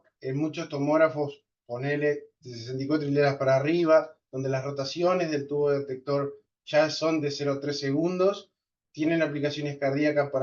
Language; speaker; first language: Spanish; native; Spanish